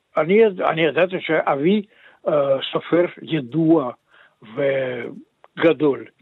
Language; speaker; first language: Hebrew; non-native, fluent; Russian